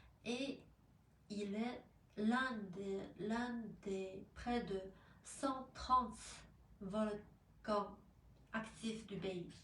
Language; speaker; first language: French; non-native, fluent; Chinese